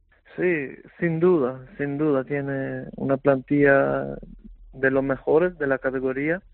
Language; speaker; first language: Spanish; non-native, fluent; Albanian